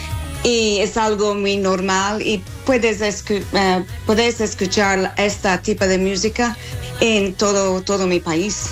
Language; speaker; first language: Spanish; non-native, learner; English